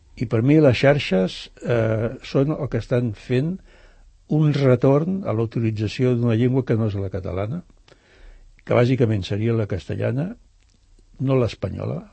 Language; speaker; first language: Catalan; native; Catalan